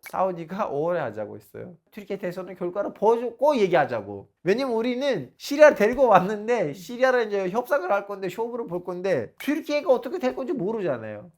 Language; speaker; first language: Korean; non-native, fluent; Turkish